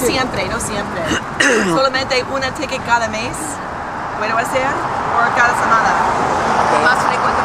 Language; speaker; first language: Spanish; non-native, learner; English